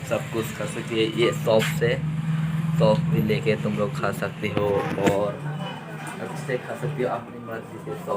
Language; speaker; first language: Hindi; non-native, local second language; Kok Borok